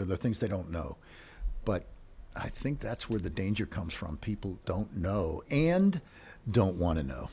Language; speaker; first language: English; native; English